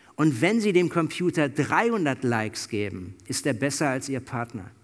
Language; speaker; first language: German; native; German